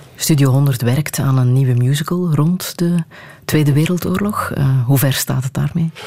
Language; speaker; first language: Dutch; native; Dutch